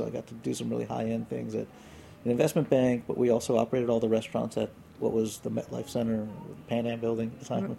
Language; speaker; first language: English; native; English